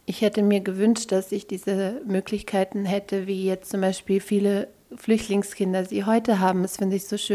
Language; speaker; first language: German; early bilingual, other home language; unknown